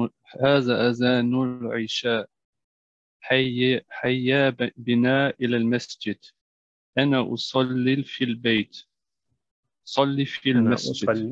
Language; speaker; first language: Arabic; non-native, learner; German